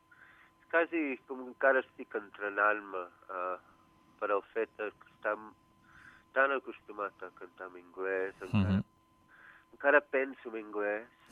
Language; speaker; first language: Catalan; early bilingual, heritage; Catalan